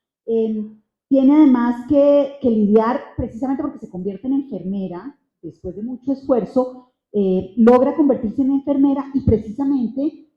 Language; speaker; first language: Spanish; native; Spanish